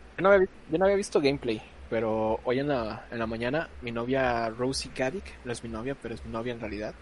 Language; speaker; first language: Spanish; native; Spanish